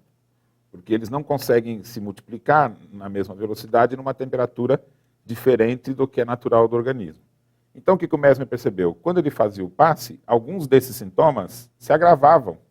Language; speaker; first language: Portuguese; native; Portuguese